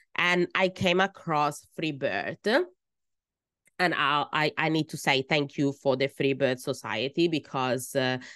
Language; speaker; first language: English; non-native, fluent; Italian